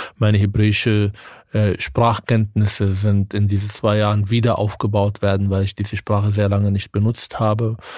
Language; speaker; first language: German; non-native, fluent; Arabic